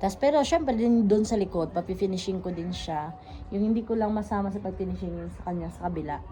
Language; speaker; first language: Filipino; non-native, local second language; Cebuano